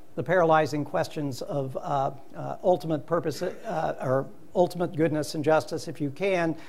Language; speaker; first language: English; native; English